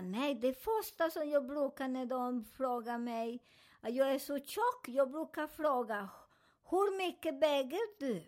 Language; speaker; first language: Swedish; non-native, fluent; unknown